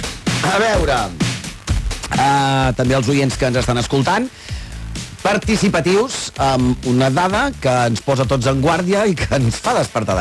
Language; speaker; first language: Catalan; native; Catalan